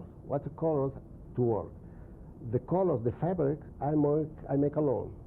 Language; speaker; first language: English; non-native, learner; Spanish